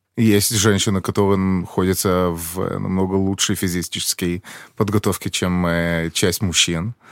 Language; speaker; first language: Russian; early bilingual, heritage; Russian